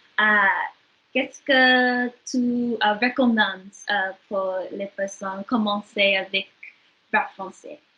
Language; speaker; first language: French; non-native, learner; English